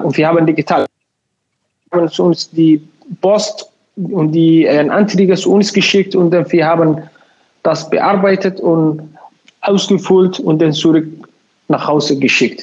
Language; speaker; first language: German; non-native, learner; Somali